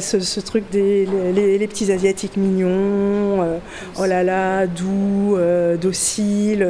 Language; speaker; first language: French; native; French